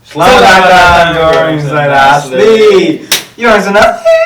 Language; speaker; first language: Indonesian; non-native, learner; English